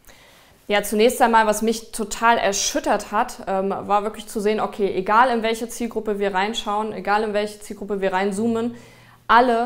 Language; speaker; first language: German; native; German